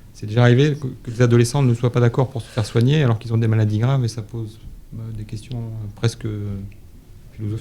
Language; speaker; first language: French; native; French